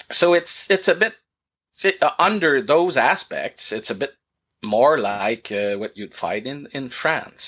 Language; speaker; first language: English; non-native, fluent; French